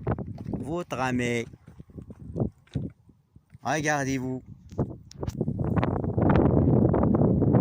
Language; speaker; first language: French; non-native, learner; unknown